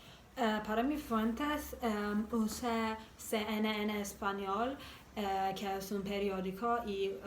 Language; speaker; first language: Spanish; non-native, learner; English